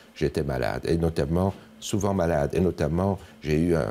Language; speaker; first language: French; native; French